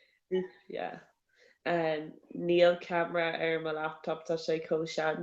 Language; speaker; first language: Irish; non-native, local second language; English